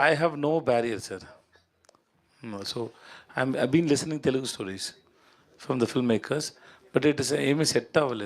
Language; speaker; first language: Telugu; non-native, local second language; Tamil